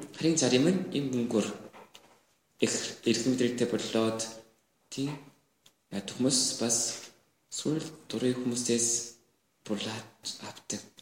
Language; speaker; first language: Mongolian; non-native, learner; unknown